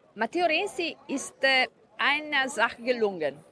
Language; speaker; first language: German; non-native, fluent; Italian